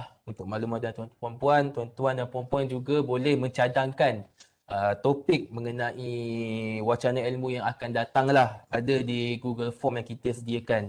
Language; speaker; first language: Malay; native; Malay